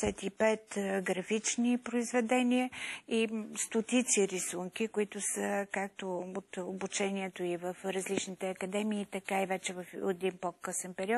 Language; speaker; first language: Bulgarian; native; Bulgarian